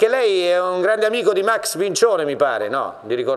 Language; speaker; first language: Italian; native; Italian